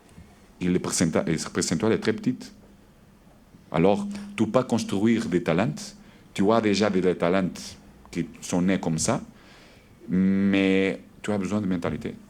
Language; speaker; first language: French; non-native, learner; Portuguese